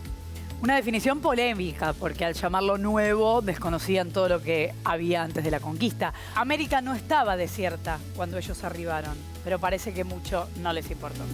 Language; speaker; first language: Spanish; native; Spanish